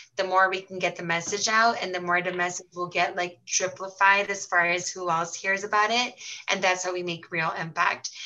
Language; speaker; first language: English; early bilingual, heritage; Portuguese